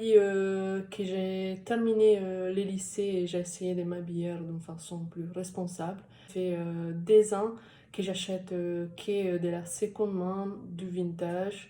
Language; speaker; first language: French; non-native, fluent; Italian